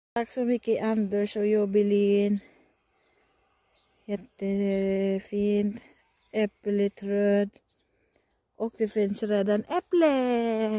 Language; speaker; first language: Swedish; non-native, learner; Filipino